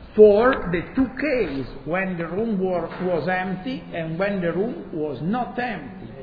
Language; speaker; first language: English; non-native, fluent; Italian